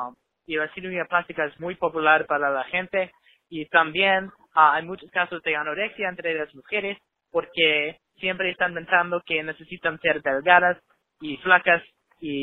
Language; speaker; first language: Spanish; non-native, learner; English